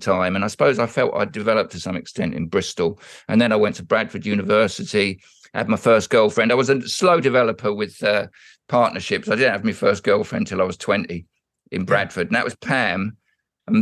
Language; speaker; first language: English; native; English